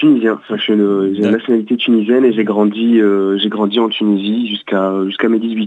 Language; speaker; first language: French; native; French